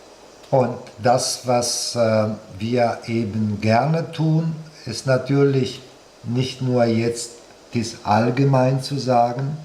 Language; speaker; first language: German; non-native, fluent; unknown